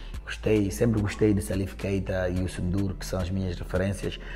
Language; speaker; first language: Portuguese; non-native, local second language; Upper Guinea Crioulo